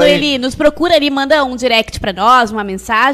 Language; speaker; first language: Portuguese; native; Portuguese